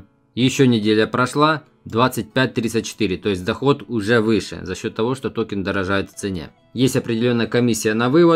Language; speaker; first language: Russian; native; Russian